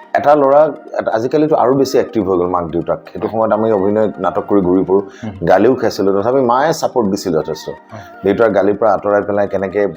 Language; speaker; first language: Assamese; native; Assamese